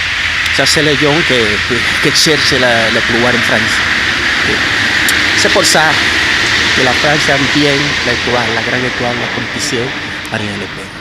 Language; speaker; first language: French; non-native, learner; Spanish